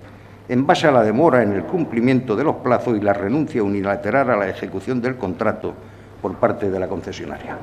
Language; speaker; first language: Spanish; native; Spanish